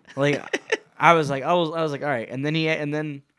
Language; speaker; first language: English; native; English